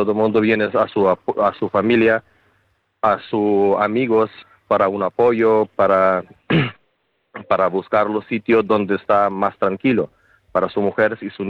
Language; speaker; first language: Spanish; non-native, learner; Ukrainian